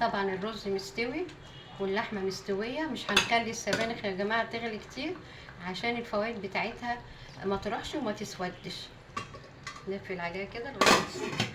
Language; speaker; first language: Arabic; native; Arabic